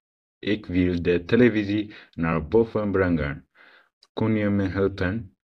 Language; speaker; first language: Dutch; non-native, learner; Tigrinya